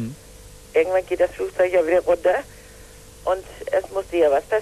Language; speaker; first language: German; native; German